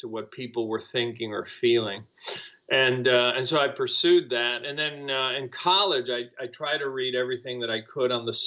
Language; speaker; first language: English; non-native, fluent; Spanish